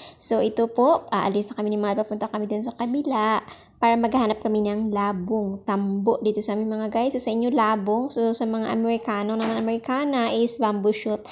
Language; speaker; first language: Filipino; non-native, local second language; Hiligaynon